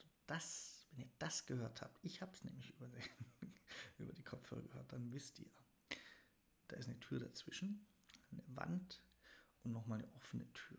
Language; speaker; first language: German; native; German